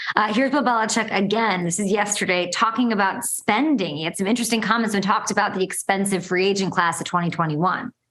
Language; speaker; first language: English; native; English